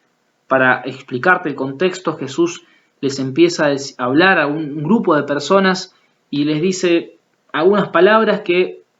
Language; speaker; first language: Spanish; native; Spanish